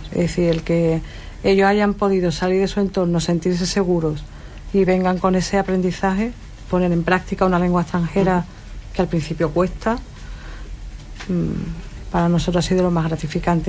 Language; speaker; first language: Spanish; native; Spanish